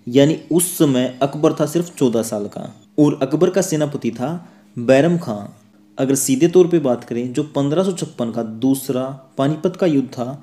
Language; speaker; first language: Hindi; native; Hindi